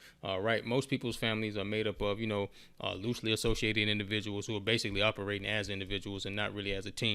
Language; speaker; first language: English; native; English